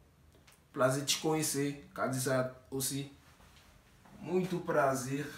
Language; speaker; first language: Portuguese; non-native, learner; Haitian Creole